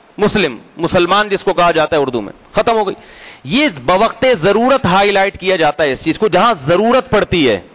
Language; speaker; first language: Urdu; native; Urdu